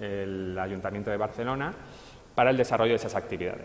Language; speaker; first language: Spanish; native; Spanish